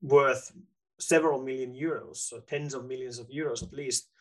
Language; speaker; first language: English; non-native, fluent; Finnish